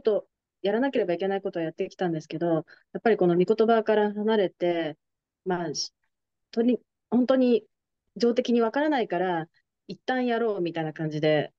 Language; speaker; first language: Japanese; native; Japanese